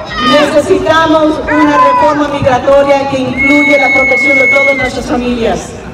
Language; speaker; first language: Spanish; early bilingual, heritage; Spanish